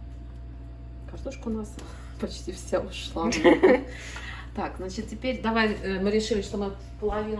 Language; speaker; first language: Russian; native; Russian